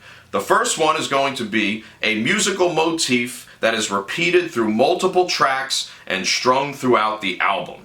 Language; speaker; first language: English; native; English